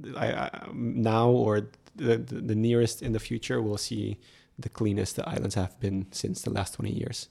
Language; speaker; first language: English; non-native, fluent; Papiamento